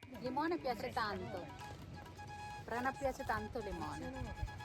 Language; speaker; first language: Italian; non-native, learner; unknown